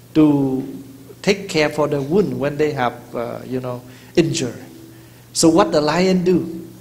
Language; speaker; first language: English; early bilingual, other home language; Vietnamese